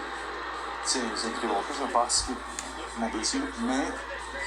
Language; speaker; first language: French; non-native, learner; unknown